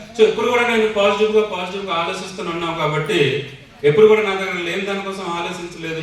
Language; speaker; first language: Telugu; non-native, fluent; Hindi